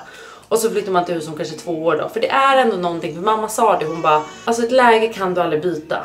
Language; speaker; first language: Swedish; native; Swedish